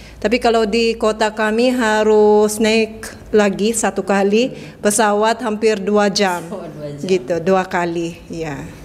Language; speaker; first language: Indonesian; non-native, fluent; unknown